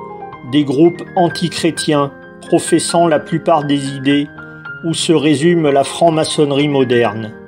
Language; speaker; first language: French; native; French